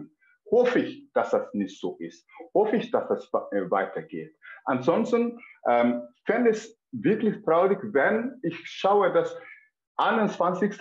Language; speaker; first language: German; non-native, fluent; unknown